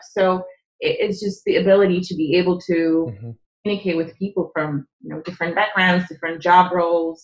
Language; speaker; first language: English; non-native, fluent; Czech